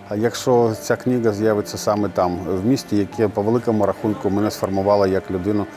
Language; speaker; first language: Ukrainian; native; Ukrainian